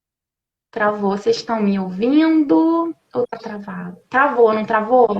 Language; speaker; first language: Portuguese; native; Portuguese